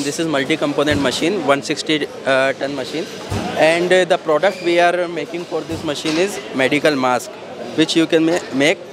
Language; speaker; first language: English; non-native, local second language; Hindi